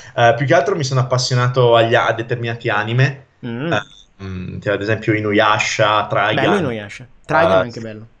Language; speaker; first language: Italian; native; Italian